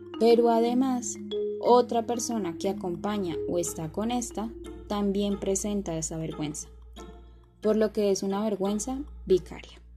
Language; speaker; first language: Spanish; native; Spanish